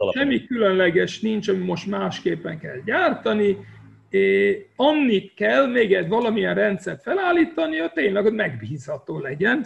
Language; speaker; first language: Hungarian; non-native, fluent; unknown